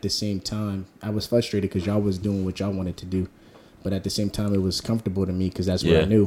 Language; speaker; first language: English; native; English